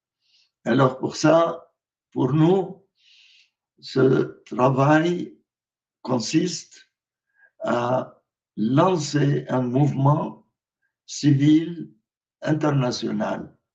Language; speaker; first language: French; non-native, fluent; Arabic